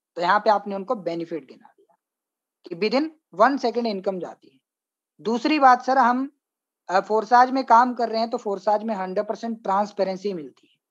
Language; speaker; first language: Hindi; native; Hindi